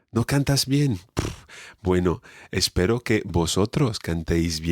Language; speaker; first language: Spanish; non-native, fluent; English